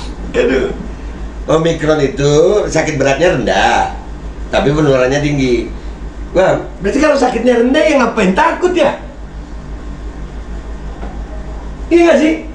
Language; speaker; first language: Indonesian; native; Indonesian